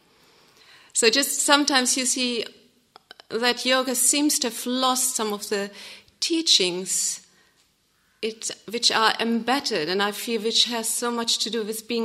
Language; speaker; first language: English; non-native, fluent; German